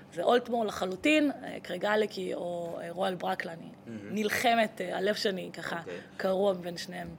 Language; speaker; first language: Hebrew; early bilingual, other home language; Russian